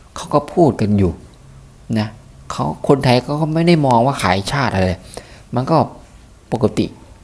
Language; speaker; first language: Thai; native; Thai